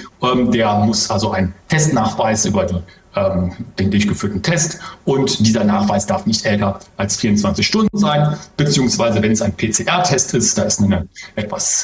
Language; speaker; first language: German; native; German